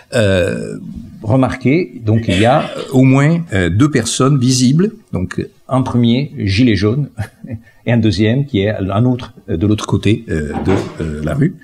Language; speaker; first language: French; non-native, fluent; Italian